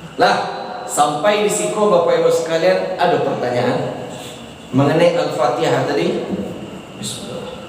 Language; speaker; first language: Malay; non-native, local second language; Minangkabau